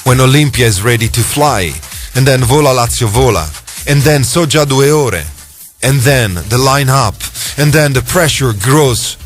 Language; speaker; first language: English; non-native, fluent; Italian